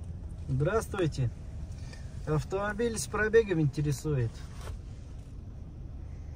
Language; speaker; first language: Russian; non-native, local second language; Uzbek